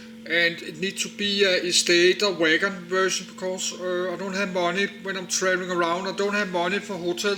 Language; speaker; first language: English; non-native, learner; Danish